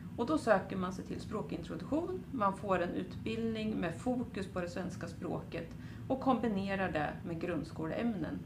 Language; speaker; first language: Swedish; native; Swedish